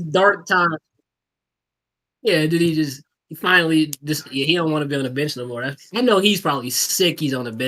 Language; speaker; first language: English; native; English